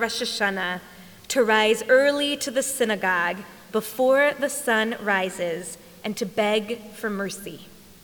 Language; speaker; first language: English; native; English